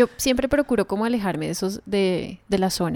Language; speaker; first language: Spanish; native; Spanish